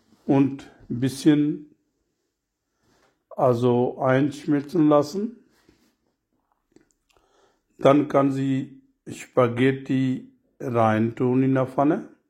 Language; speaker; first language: German; non-native, learner; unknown